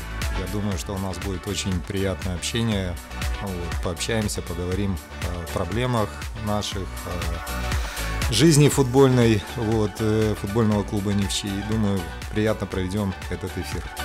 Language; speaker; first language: Russian; native; Russian